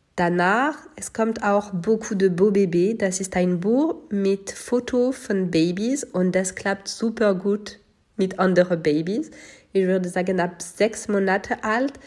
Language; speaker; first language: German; non-native, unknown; French